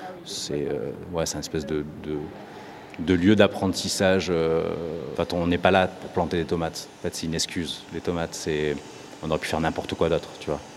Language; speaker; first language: French; native; French